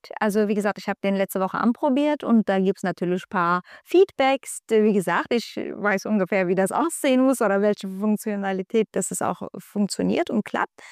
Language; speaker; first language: German; non-native, fluent; Turkish